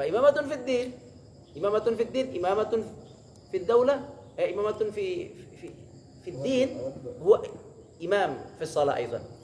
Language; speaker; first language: Arabic; non-native, fluent; Indonesian